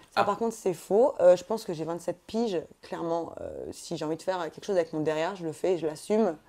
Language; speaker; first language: French; native; French